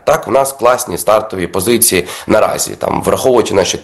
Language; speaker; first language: Ukrainian; native; Ukrainian